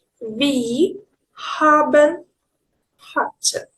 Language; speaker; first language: German; non-native, learner; Ukrainian